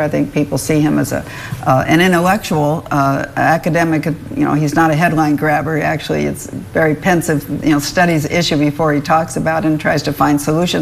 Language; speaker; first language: English; native; English